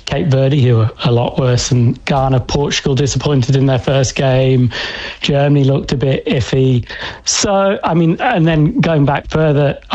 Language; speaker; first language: English; native; English